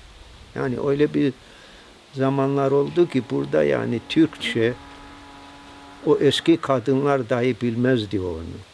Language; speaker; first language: Turkish; non-native, local second language; Greek